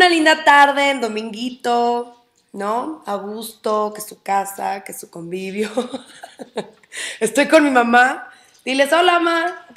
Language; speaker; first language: Spanish; native; Spanish